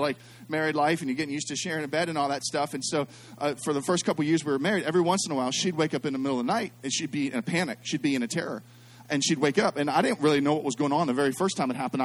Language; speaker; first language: English; native; English